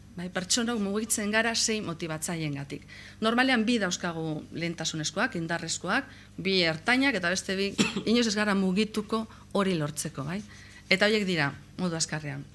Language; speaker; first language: Basque; native; Basque